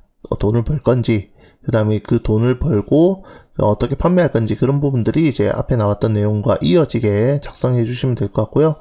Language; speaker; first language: Korean; native; Korean